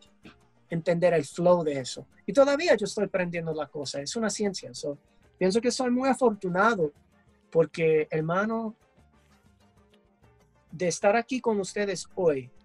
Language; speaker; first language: Spanish; early bilingual, heritage; English